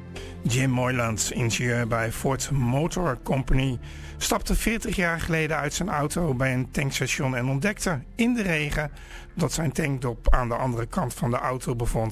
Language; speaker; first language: Dutch; native; Dutch